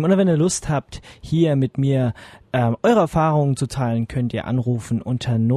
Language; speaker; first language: German; native; German